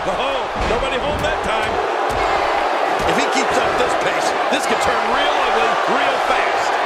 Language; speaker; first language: English; native; English